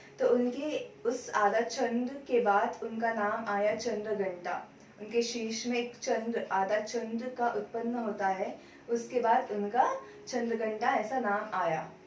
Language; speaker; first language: Hindi; non-native, local second language; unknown